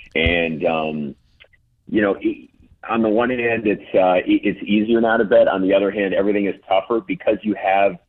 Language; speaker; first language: English; native; English